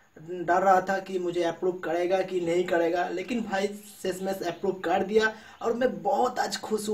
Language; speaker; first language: Hindi; non-native, local second language; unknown